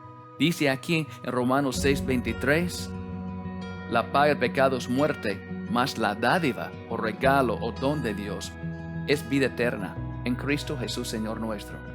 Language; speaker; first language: Spanish; non-native, learner; English